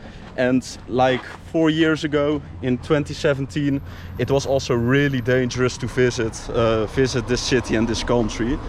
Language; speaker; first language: English; non-native, fluent; Dutch